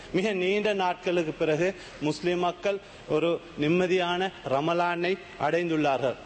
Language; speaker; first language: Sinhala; non-native, local second language; Tamil